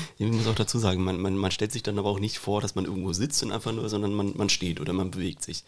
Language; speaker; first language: German; native; German